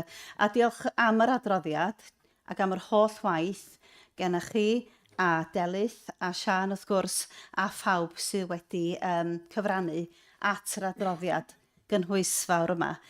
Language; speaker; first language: Welsh; native; Welsh